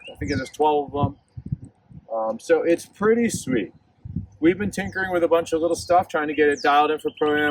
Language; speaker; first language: English; native; English